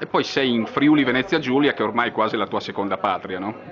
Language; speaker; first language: Italian; native; Italian